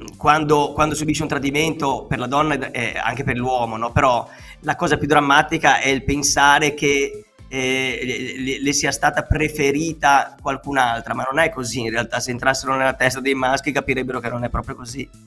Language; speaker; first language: Italian; native; Italian